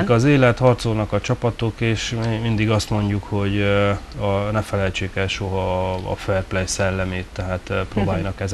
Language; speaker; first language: Hungarian; native; Hungarian